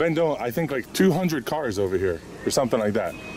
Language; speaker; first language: English; native; English